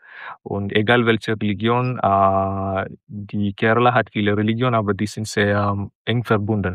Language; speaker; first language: German; non-native, learner; Malayalam